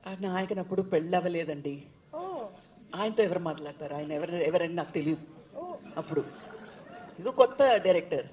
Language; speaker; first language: Telugu; non-native, local second language; Tamil